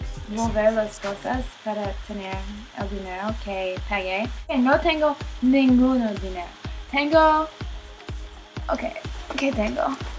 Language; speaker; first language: Spanish; non-native, learner; English